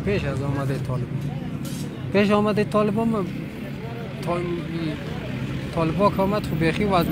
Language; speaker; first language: Persian; native; Persian